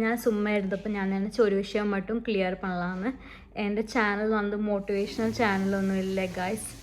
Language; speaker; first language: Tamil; non-native, local second language; Malayalam